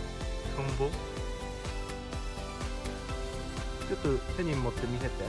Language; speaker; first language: Japanese; native; Japanese